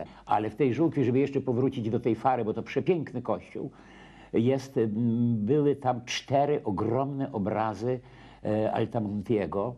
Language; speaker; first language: Polish; native; Polish